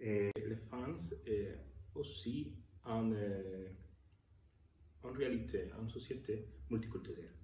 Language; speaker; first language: French; non-native, learner; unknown